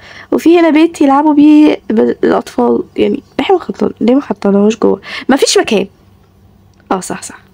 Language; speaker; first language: Arabic; native; Arabic